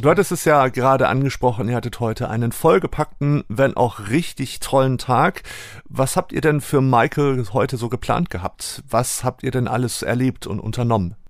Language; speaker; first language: German; native; German